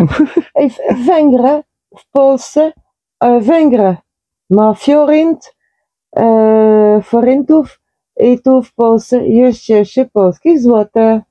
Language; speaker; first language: Polish; non-native, learner; Dutch